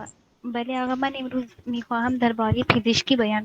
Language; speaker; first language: Persian; non-native, learner; Urdu